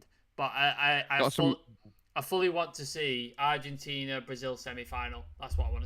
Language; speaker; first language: English; native; English